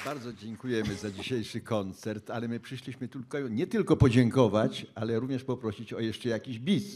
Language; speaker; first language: Polish; native; Polish